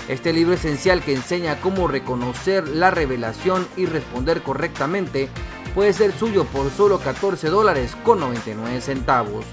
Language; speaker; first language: Spanish; native; Spanish